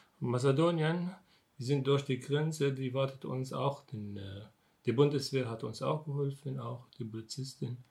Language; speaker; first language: German; non-native, learner; Arabic